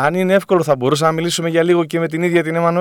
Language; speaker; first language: Greek; native; Greek